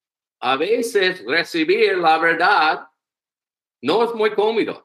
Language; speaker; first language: Spanish; non-native, learner; English